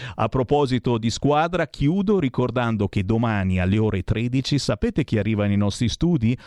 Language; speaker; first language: Italian; native; Italian